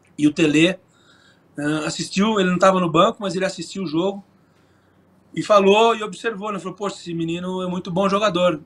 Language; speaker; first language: Portuguese; native; Portuguese